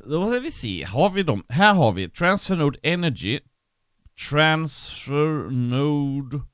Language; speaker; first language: Swedish; native; Swedish